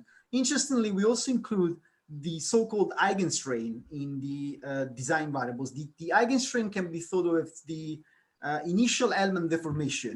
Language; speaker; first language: English; non-native, fluent; Italian